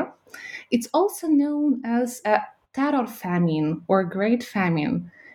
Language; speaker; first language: English; non-native, fluent; Ukrainian